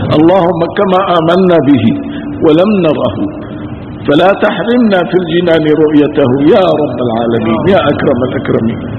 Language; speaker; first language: Arabic; early bilingual, other home language; Kurdish